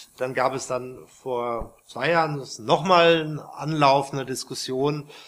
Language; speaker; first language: German; native; German